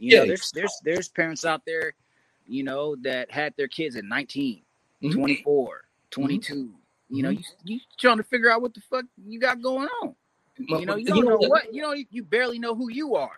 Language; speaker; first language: English; native; English